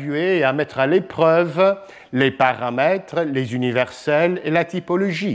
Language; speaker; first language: French; non-native, fluent; English